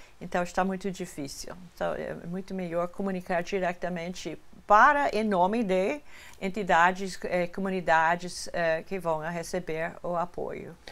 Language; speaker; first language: Portuguese; non-native, fluent; English